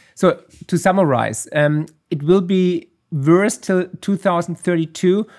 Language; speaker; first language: English; non-native, fluent; German